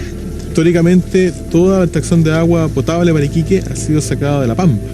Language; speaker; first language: Spanish; native; Spanish